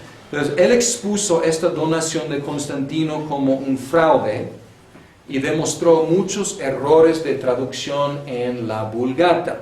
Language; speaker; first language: Spanish; non-native, fluent; English